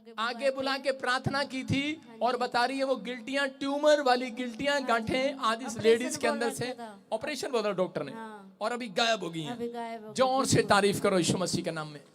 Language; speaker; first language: Hindi; non-native, local second language; Punjabi